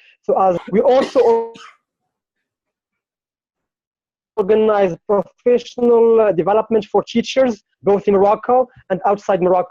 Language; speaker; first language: English; non-native, fluent; Arabic